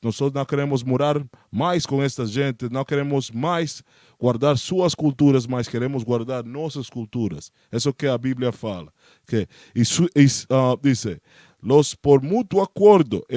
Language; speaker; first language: Portuguese; non-native, learner; Spanish